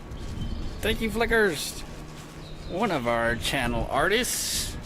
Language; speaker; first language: English; native; English